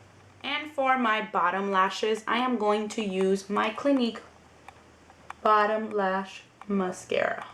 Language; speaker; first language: English; native; English